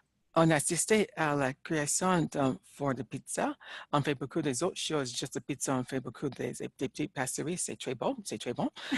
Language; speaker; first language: French; non-native, learner; English